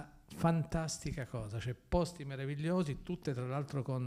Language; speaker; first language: Italian; native; Italian